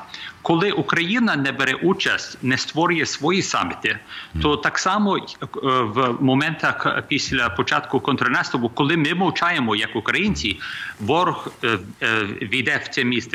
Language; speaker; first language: Ukrainian; early bilingual, heritage; Ukrainian